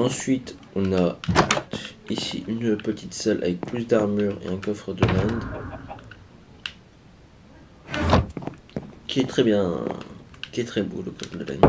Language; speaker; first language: French; native; French